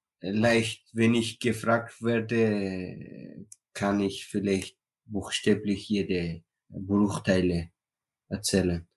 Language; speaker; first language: German; non-native, learner; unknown